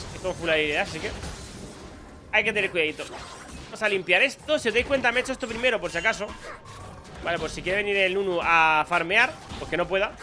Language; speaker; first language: Spanish; native; Spanish